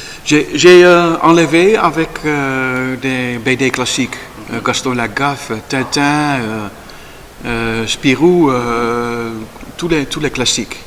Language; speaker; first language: French; non-native, learner; Dutch